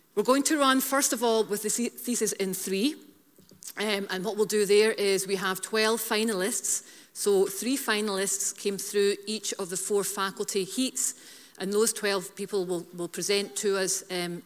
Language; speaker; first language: English; native; English